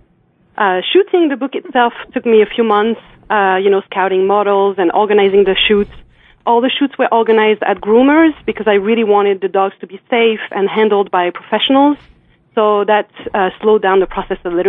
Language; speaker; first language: English; non-native, fluent; French